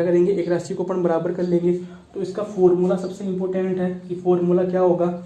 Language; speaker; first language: Hindi; native; Hindi